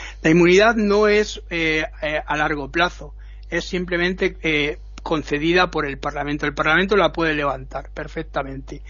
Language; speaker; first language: Spanish; native; Spanish